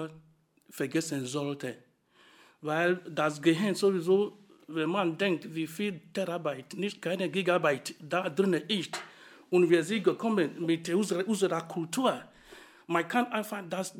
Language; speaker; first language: German; non-native, fluent; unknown